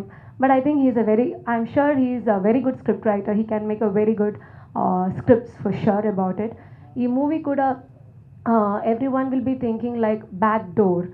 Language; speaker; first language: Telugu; non-native, learner; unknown